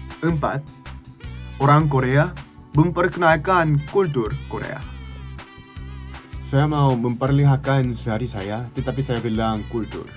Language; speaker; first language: Indonesian; non-native, learner; Korean